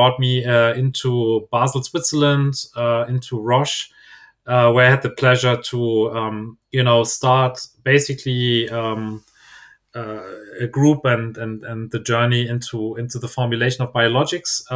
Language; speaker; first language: English; non-native, fluent; German